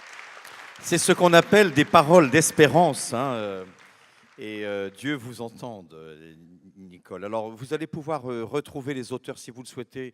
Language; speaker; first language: French; native; French